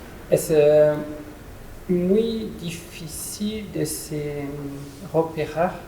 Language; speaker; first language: Spanish; non-native, learner; French